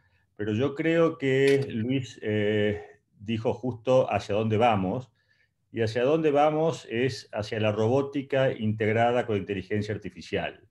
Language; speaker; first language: Spanish; native; Spanish